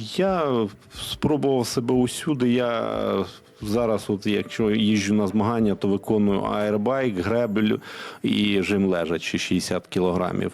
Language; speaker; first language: Ukrainian; non-native, local second language; Russian